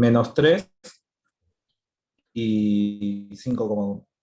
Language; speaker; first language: Spanish; native; Spanish